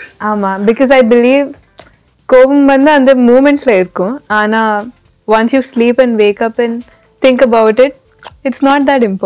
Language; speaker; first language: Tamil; non-native, learner; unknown